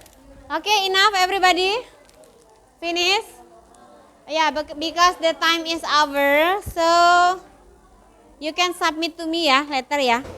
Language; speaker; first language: English; non-native, fluent; Indonesian